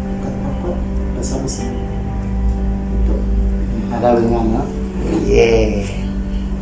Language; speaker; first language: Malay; non-native, local second language; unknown